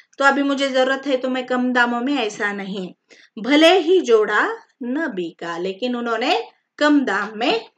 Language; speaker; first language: Hindi; non-native, local second language; Marathi